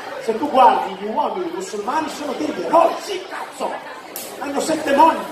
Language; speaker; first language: Italian; native; Italian